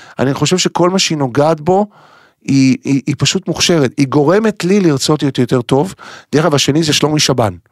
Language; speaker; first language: Hebrew; native; Hebrew